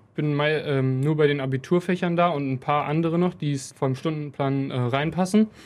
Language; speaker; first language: German; native; German